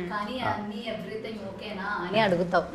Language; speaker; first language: Telugu; non-native, learner; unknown